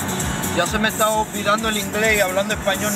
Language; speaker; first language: Spanish; native; Spanish